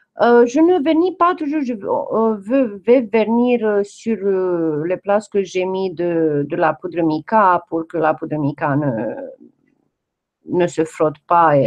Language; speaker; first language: French; non-native, fluent; English